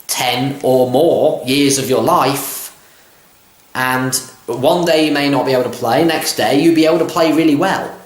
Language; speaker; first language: English; native; English